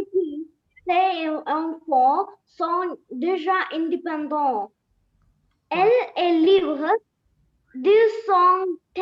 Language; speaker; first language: French; non-native, learner; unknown